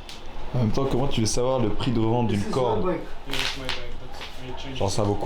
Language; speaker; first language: French; native; French